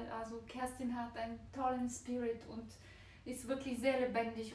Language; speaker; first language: German; non-native, fluent; Bulgarian